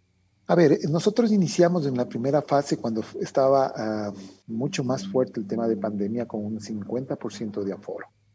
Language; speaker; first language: Spanish; native; Spanish